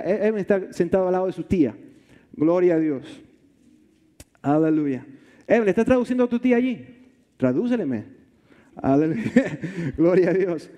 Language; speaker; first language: Spanish; early bilingual, heritage; Spanish